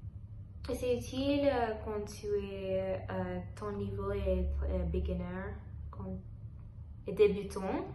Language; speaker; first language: French; non-native, learner; Telugu